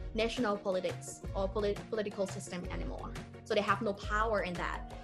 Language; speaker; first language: English; non-native, fluent; Thai